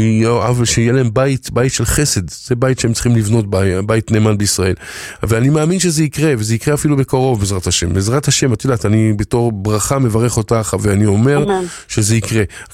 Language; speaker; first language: Hebrew; native; Hebrew